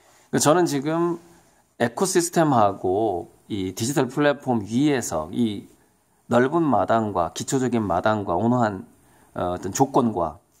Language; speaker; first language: Korean; native; Korean